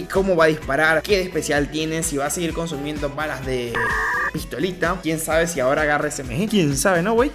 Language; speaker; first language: Spanish; native; Spanish